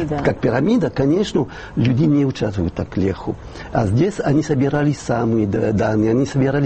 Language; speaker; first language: Russian; non-native, fluent; French